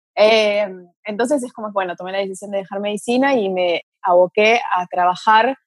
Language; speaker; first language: Spanish; early bilingual, other home language; Portuguese